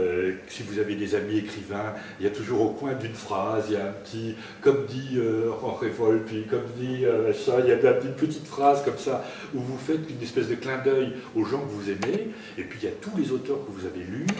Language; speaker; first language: French; native; French